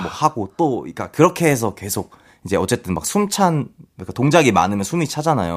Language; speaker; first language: Korean; native; Korean